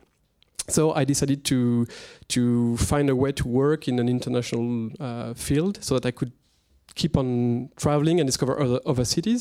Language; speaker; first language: English; non-native, fluent; French